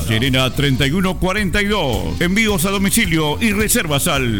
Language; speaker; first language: Spanish; native; Spanish